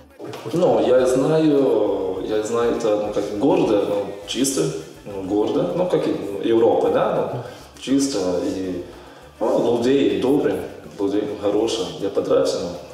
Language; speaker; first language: Russian; non-native, learner; Portuguese